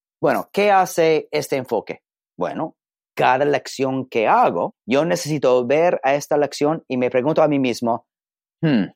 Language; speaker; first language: Spanish; non-native, learner; English